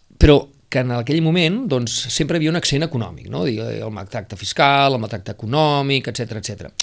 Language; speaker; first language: Catalan; native; Catalan